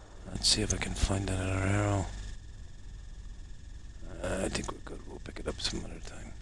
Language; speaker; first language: English; native; English